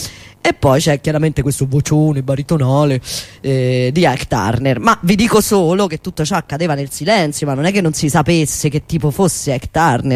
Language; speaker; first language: Italian; native; Italian